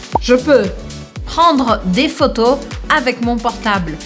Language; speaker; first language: French; non-native, fluent; Portuguese